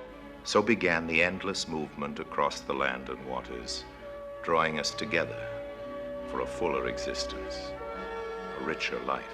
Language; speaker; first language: English; native; English